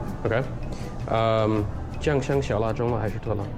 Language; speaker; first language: Chinese; non-native, fluent; English